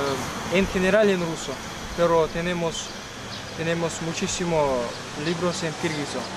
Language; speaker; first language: Spanish; non-native, learner; Kyrgyz